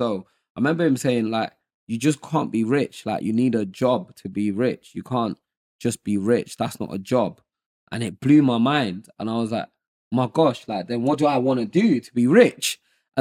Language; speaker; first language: English; non-native, local second language; Yoruba